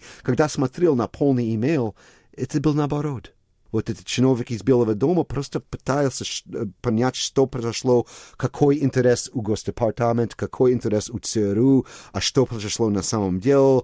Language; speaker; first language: Russian; non-native, fluent; English